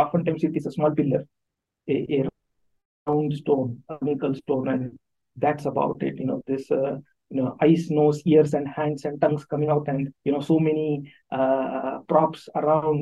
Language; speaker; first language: English; non-native, local second language; Tamil